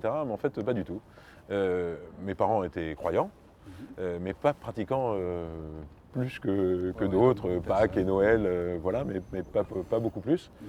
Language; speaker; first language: French; native; French